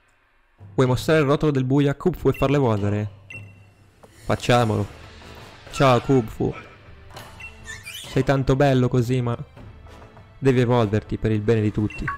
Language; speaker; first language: Italian; native; Italian